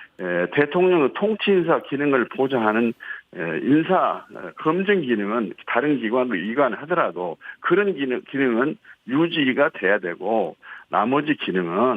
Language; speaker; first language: Korean; native; Korean